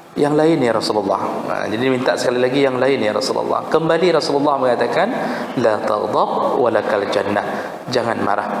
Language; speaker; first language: Malay; non-native, local second language; Achinese